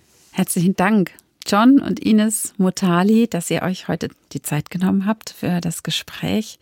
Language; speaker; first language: German; native; German